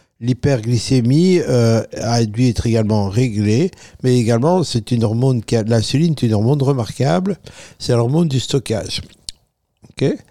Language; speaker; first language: French; non-native, fluent; Italian